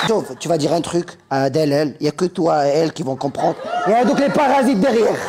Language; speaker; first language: French; native; French